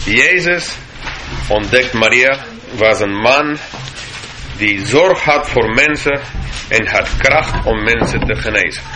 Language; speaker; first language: Dutch; non-native, fluent; English